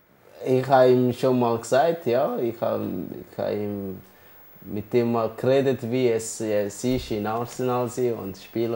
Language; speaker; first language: German; early bilingual, other home language; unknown